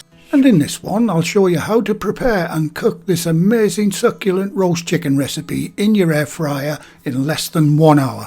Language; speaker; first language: English; native; English